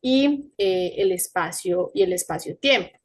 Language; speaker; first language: Spanish; native; Spanish